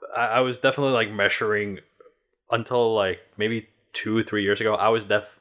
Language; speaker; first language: English; early bilingual, other home language; Spanish